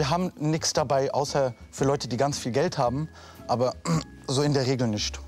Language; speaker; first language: German; native; German